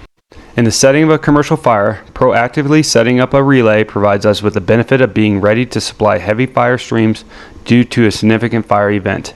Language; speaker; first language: English; native; English